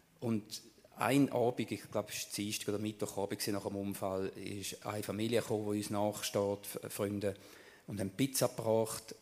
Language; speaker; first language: German; native; German